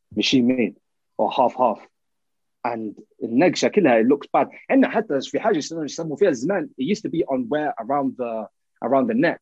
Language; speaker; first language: English; early bilingual, other home language; Arabic